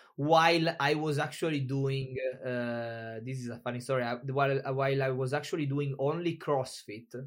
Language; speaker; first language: English; non-native, fluent; Italian